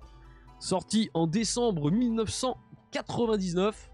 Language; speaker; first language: French; native; French